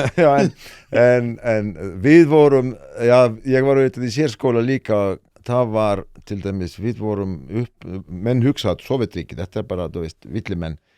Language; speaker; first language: Icelandic; non-native, fluent; Estonian